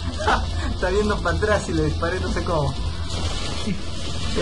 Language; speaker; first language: Spanish; native; Spanish